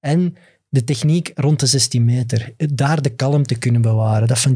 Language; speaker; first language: Dutch; native; Dutch